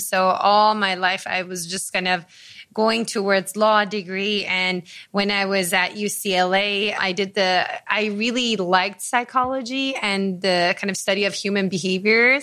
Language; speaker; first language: English; non-native, fluent; Persian